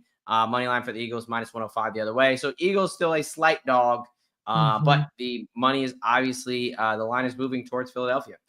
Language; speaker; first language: English; native; English